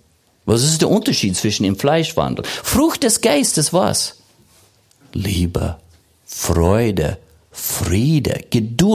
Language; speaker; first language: German; non-native, fluent; English